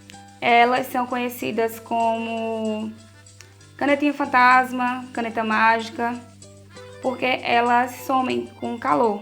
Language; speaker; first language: Portuguese; native; Portuguese